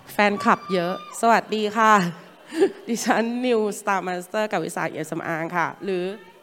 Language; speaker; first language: Thai; native; Thai